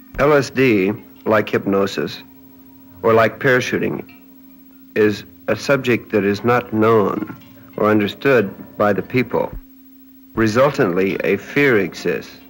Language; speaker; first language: English; native; English